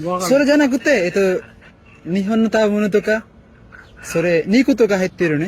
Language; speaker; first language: Japanese; non-native, learner; Bangla